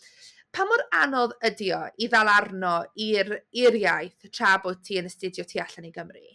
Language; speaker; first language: Welsh; native; Welsh